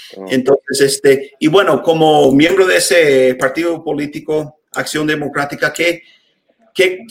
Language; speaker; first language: Spanish; non-native, fluent; English